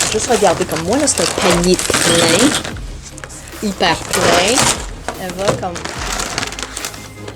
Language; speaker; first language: French; native; French